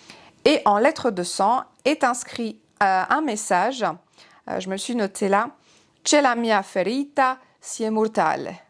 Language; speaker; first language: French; native; French